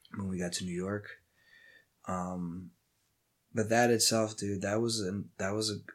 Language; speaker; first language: English; native; English